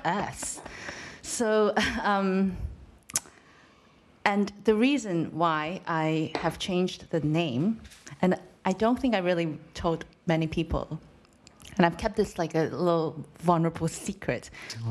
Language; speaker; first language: English; non-native, local second language; Cantonese